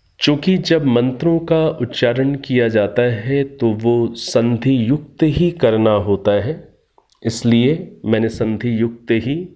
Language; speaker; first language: Hindi; native; Hindi